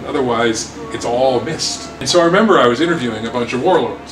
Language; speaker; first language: English; native; English